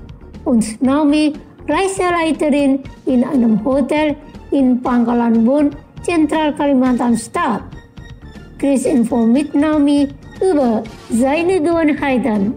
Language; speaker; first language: German; non-native, fluent; Indonesian